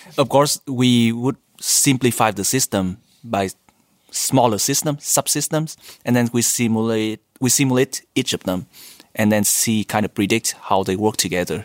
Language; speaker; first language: English; non-native, fluent; Vietnamese